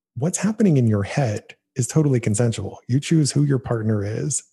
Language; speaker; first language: English; native; English